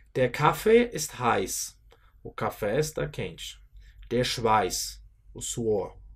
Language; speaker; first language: Portuguese; non-native, fluent; German